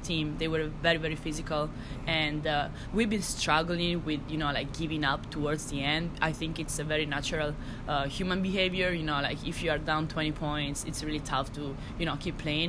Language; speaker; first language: English; non-native, fluent; Italian